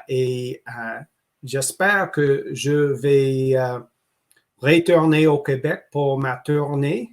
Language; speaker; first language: French; non-native, local second language; English